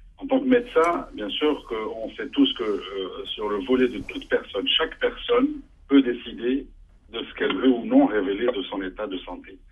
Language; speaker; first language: French; non-native, local second language; Arabic